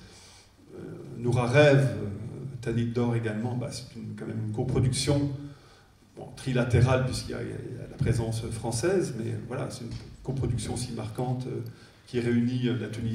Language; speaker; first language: French; native; French